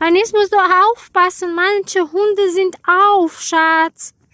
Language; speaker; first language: German; non-native, fluent; Tajik